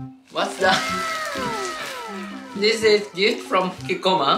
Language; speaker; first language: English; non-native, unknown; Japanese